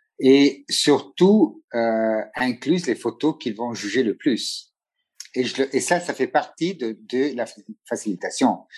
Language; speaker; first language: French; non-native, fluent; Italian